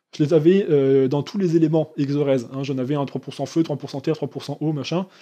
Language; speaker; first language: French; native; French